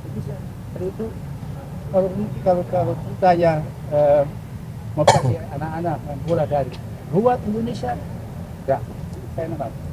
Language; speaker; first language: Indonesian; early bilingual, heritage; Indonesian